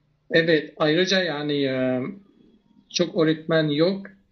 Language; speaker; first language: Turkish; non-native, learner; Arabic